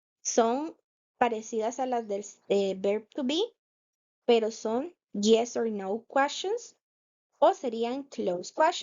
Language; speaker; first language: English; non-native, fluent; Spanish